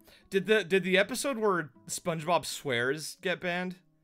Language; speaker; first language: English; early bilingual, other home language; Spanish